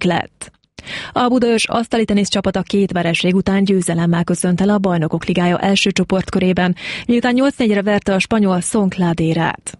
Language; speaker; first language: Hungarian; native; Hungarian